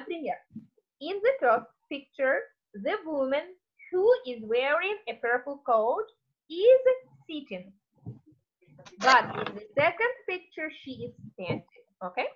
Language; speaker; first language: English; non-native, fluent; Russian